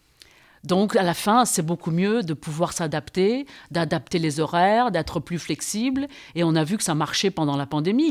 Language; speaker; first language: French; native; French